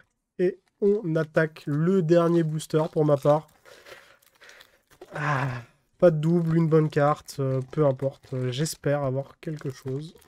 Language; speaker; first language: French; native; French